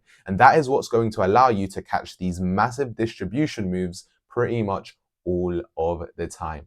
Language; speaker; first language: English; native; English